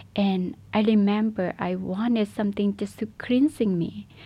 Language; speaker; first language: English; non-native, fluent; Burmese